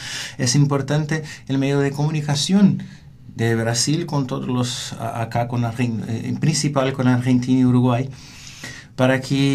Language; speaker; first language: Spanish; non-native, learner; Portuguese